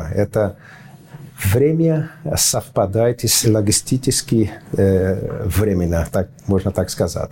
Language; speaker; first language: Russian; non-native, fluent; Portuguese